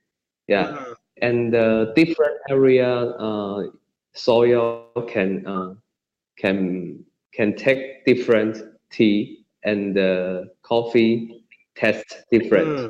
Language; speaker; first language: English; non-native, learner; Chinese